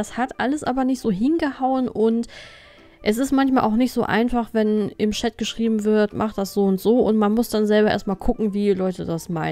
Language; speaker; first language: German; native; German